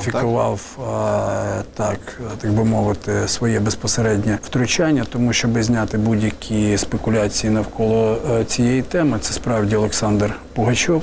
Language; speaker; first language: Ukrainian; native; Ukrainian